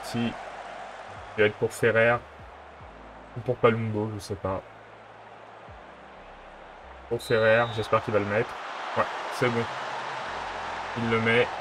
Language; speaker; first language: French; native; French